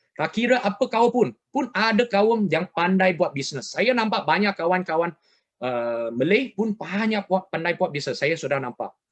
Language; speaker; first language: Malay; non-native, local second language; Chinese